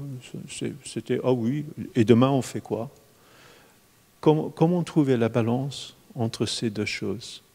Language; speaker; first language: French; non-native, fluent; English